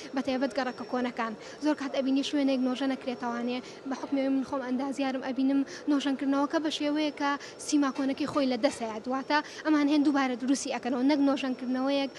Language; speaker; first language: Central Kurdish; native; Central Kurdish